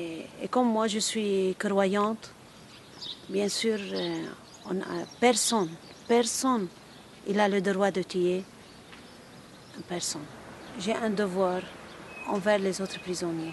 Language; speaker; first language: French; non-native, local second language; Arabic